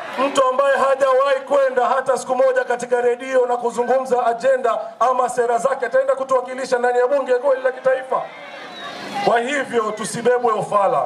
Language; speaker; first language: Swahili; native; Swahili